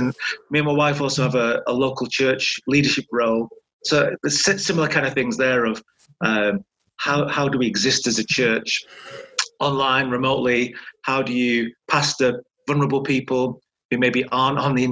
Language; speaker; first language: English; native; English